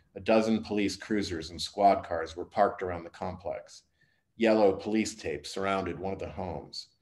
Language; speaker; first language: English; native; English